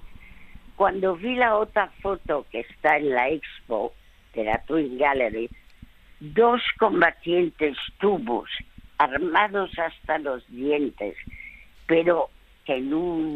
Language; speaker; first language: Spanish; early bilingual, other home language; French